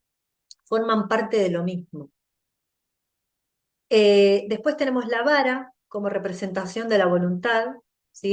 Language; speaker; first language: Spanish; native; Spanish